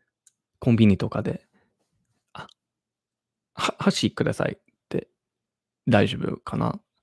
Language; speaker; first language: Japanese; non-native, learner; English